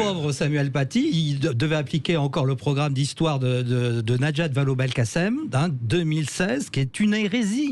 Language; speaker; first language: French; native; French